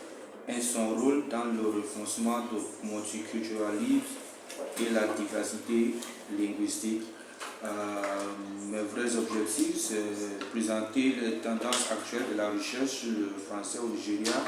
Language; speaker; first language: French; non-native, fluent; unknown